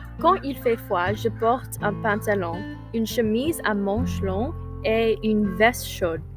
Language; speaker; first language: French; non-native, learner; English